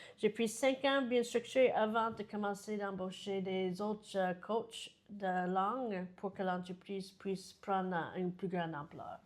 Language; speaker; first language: French; non-native, fluent; English